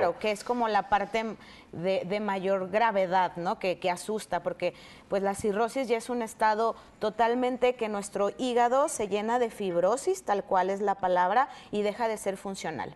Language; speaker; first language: Spanish; native; Spanish